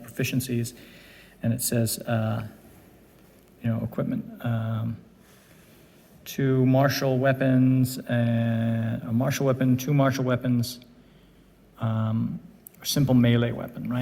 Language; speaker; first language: English; native; English